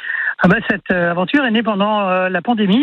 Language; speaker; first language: French; native; French